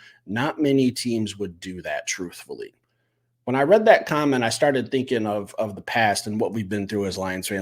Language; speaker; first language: English; native; English